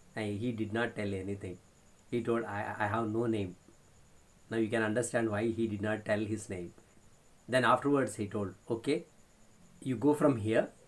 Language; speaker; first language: English; non-native, local second language; Kannada